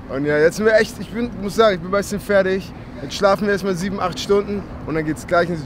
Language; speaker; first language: German; native; German